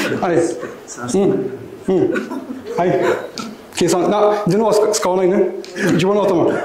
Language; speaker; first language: Japanese; non-native, learner; Arabic